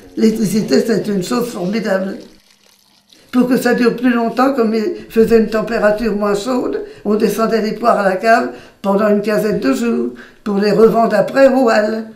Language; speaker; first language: French; native; French